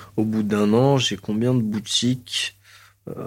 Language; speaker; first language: French; native; French